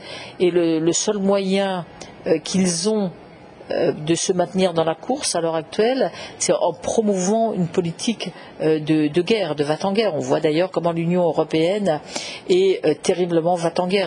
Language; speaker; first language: French; native; French